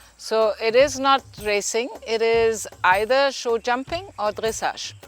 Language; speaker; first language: Tamil; non-native, learner; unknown